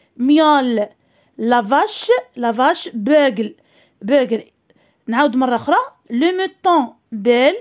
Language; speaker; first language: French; non-native, local second language; Arabic